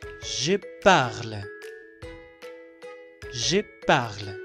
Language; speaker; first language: French; non-native, learner; Spanish